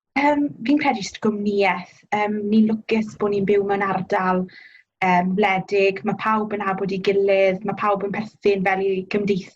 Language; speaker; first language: Welsh; native; Welsh